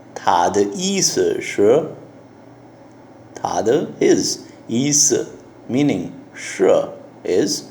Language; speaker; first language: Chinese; non-native, learner; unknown